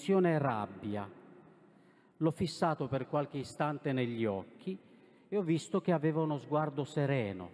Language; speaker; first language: Italian; non-native, fluent; Romanian